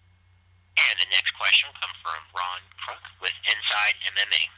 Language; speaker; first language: English; native; English